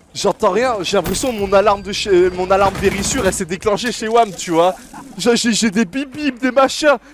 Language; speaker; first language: French; native; French